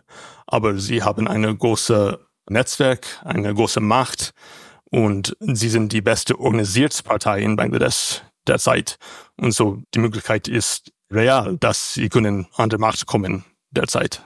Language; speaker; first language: German; non-native, learner; English